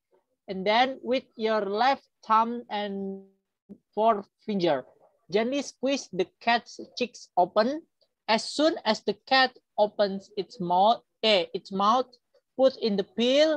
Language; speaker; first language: English; non-native, learner; Indonesian